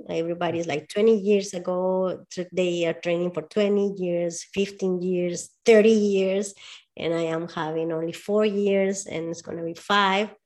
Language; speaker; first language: English; non-native, fluent; Spanish